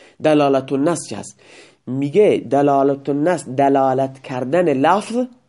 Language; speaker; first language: Persian; non-native, local second language; Baluchi